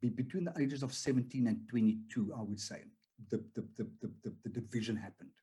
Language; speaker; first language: English; non-native, local second language; Afrikaans